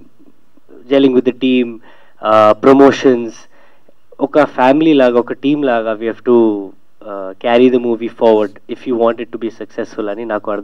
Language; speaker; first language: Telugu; non-native, learner; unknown